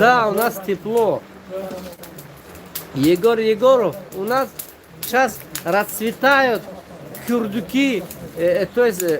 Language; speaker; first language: Russian; non-native, local second language; Tajik